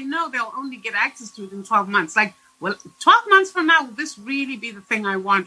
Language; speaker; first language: English; non-native, local second language; Shona